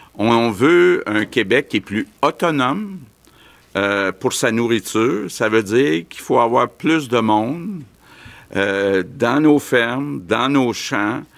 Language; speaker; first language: French; native; French